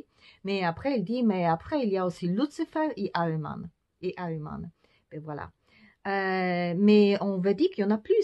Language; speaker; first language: French; non-native, fluent; Polish